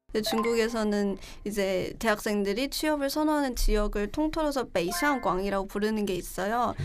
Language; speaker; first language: Korean; non-native, fluent; Chinese